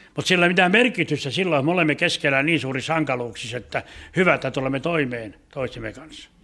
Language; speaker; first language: Finnish; native; Finnish